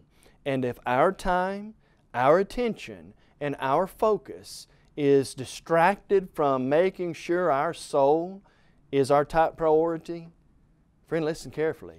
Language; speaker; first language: English; native; English